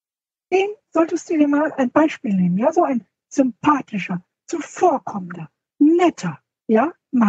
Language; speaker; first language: German; native; German